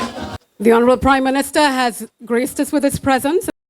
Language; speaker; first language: English; native; English